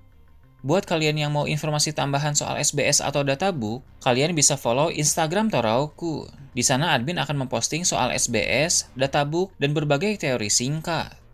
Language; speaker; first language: Indonesian; native; Indonesian